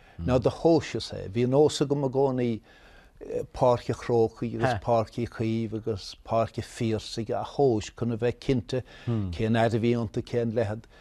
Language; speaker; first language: Irish; native; Irish